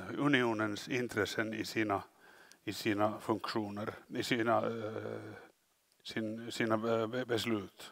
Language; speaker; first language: Swedish; non-native, local second language; Finnish